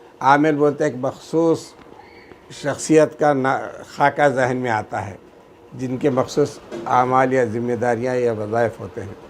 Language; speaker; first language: Urdu; native; Urdu